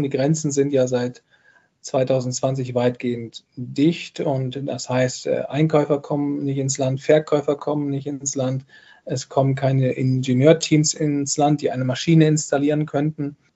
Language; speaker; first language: German; native; German